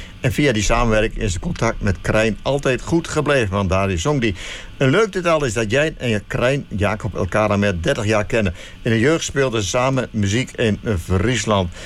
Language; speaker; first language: Dutch; native; Dutch